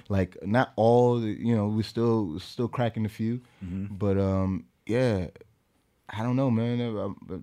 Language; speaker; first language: English; native; English